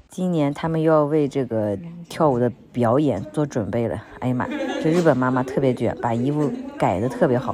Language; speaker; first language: Chinese; native; Chinese